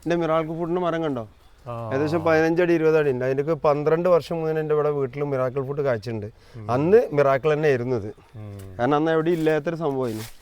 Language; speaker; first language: Malayalam; native; Malayalam